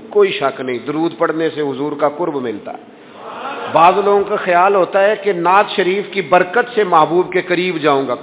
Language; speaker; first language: Urdu; non-native, local second language; Punjabi